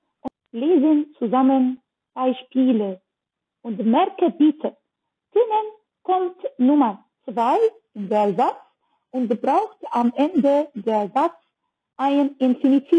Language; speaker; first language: German; non-native, learner; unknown